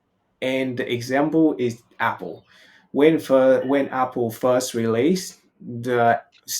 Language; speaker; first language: English; non-native, fluent; Vietnamese